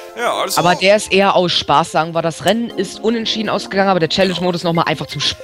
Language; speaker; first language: German; native; German